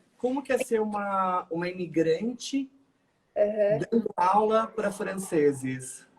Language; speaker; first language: Portuguese; native; Portuguese